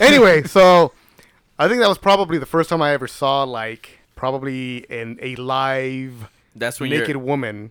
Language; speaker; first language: English; early bilingual, other home language; Spanish